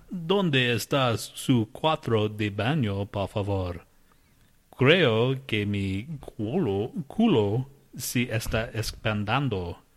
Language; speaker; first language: Spanish; non-native, learner; English